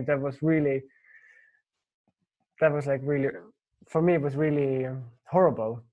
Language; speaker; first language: English; non-native, fluent; Estonian